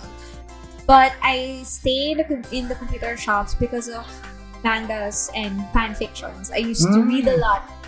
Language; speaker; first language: English; non-native, local second language; Filipino